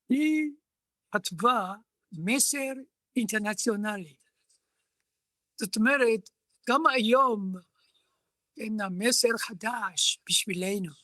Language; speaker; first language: Hebrew; non-native, learner; Japanese